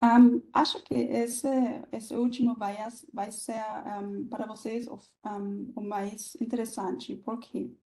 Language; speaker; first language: Portuguese; non-native, fluent; German